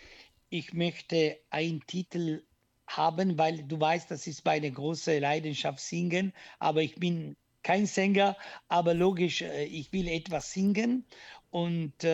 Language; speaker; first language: German; non-native, learner; Italian